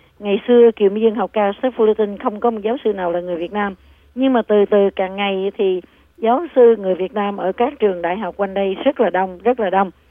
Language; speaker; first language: Vietnamese; native; Vietnamese